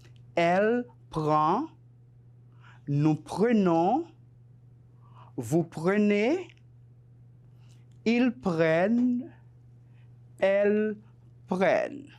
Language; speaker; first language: French; non-native, fluent; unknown